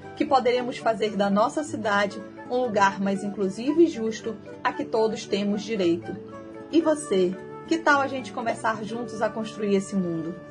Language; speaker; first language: Portuguese; native; Portuguese